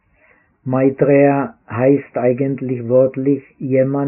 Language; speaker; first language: German; non-native, fluent; Czech